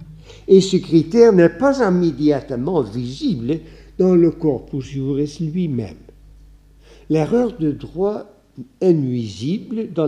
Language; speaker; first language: French; non-native, fluent; Dutch